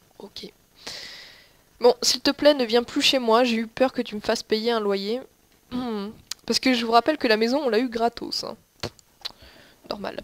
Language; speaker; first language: French; native; French